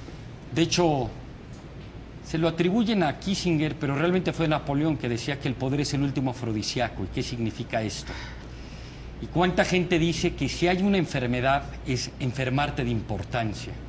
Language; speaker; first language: Spanish; native; Spanish